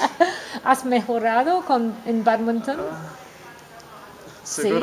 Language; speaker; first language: Spanish; non-native, fluent; English